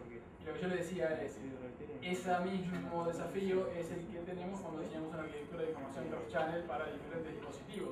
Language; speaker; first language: Spanish; native; Spanish